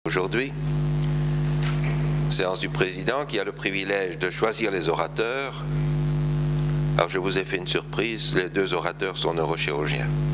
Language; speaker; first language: French; native; French